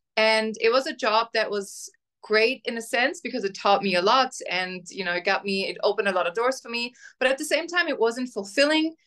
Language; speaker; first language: English; non-native, fluent; German